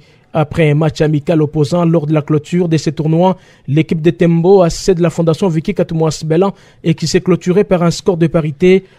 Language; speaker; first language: French; non-native, local second language; Swahili